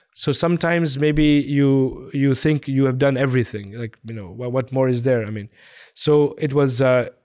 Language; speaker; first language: English; early bilingual, other home language; Hindi